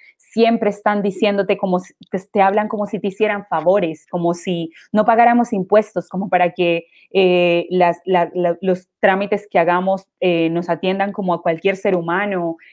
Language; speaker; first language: Spanish; native; Spanish